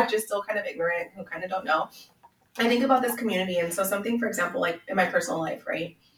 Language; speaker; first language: English; early bilingual, other home language; Spanish